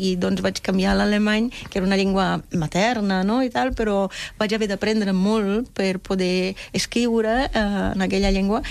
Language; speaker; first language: Catalan; non-native, fluent; German